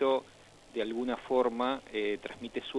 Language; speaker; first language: Spanish; native; Spanish